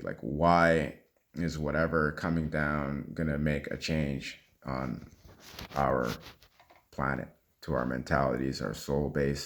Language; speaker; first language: English; native; English